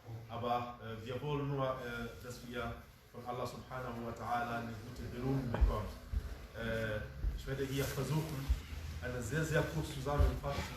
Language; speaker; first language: German; non-native, fluent; Fula